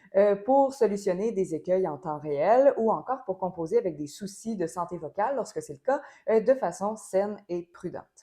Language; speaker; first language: French; native; French